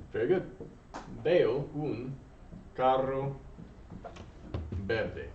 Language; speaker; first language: Spanish; non-native, fluent; English